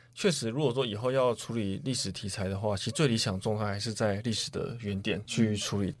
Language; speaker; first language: Chinese; native; Chinese